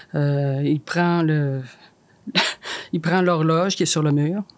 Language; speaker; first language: French; native; French